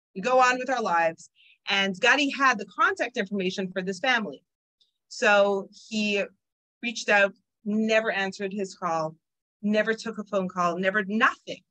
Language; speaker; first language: English; native; English